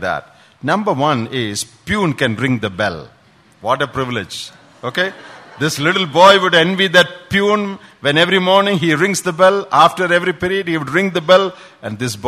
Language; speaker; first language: English; non-native, local second language; Malayalam